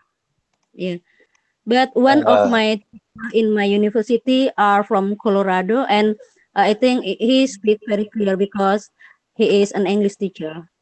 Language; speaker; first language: English; non-native, learner; Banjar